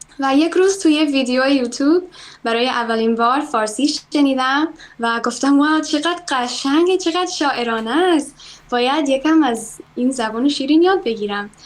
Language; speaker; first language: Persian; non-native, fluent; English